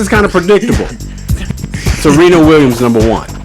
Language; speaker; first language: English; native; English